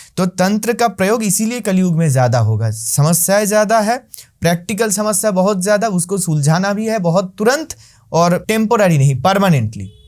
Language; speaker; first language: Hindi; non-native, local second language; Bangla